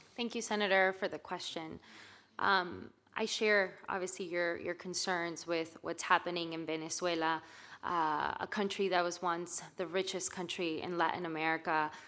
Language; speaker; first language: English; native; English